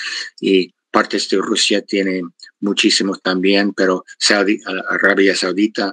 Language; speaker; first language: Spanish; non-native, fluent; English